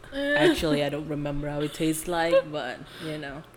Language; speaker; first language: English; non-native, fluent; Indonesian